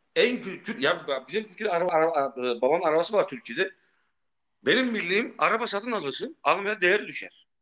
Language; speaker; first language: Turkish; early bilingual, heritage; Turkish